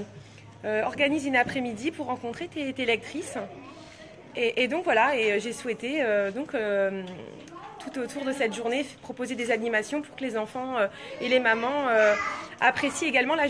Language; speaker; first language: French; native; French